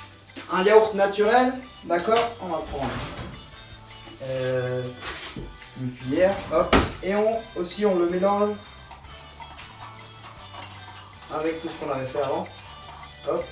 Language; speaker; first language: French; non-native, learner; Spanish